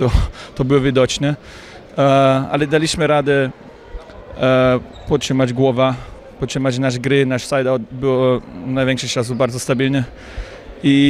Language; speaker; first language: Polish; non-native, fluent; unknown